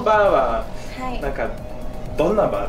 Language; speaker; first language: Japanese; non-native, fluent; English